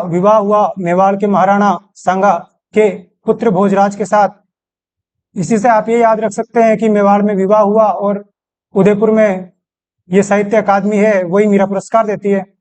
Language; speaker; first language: Hindi; native; Hindi